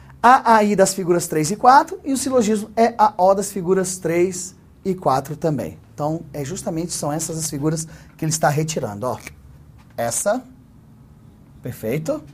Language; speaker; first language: Portuguese; native; Portuguese